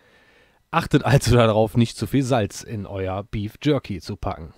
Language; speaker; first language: German; native; German